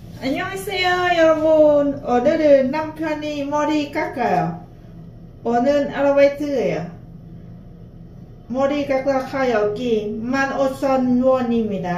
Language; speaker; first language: Korean; non-native, learner; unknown